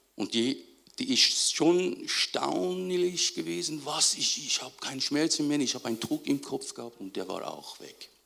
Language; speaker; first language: German; non-native, fluent; Persian